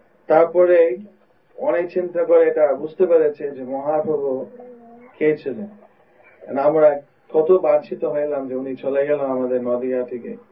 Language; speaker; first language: Bangla; non-native, fluent; English